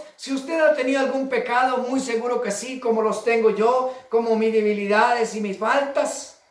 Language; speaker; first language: Spanish; native; Spanish